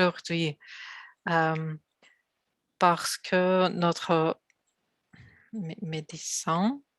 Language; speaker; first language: French; non-native, learner; Russian